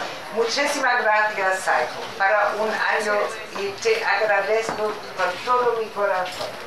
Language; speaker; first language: Spanish; non-native, learner; German